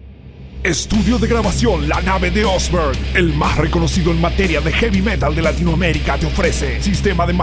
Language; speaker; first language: Spanish; native; Spanish